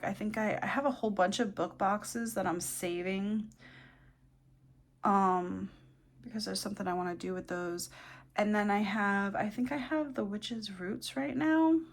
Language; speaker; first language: English; native; English